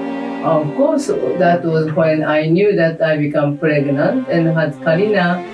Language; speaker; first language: English; non-native, fluent; Japanese